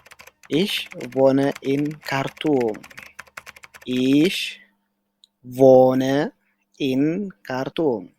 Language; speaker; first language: German; non-native, fluent; Tigrinya